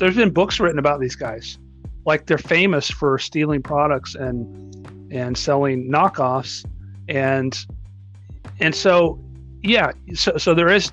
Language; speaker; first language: English; native; English